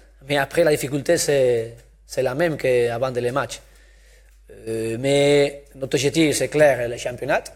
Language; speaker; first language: French; non-native, learner; Spanish